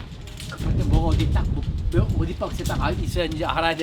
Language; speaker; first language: Korean; native; Korean